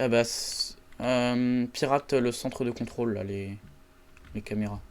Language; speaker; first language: French; native; French